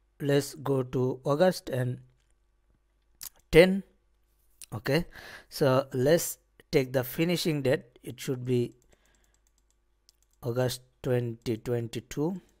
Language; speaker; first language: English; non-native, local second language; Bangla